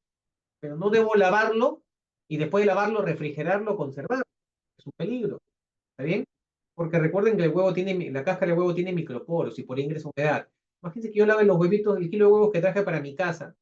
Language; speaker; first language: Spanish; native; Spanish